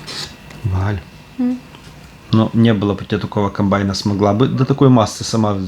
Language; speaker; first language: Russian; native; Russian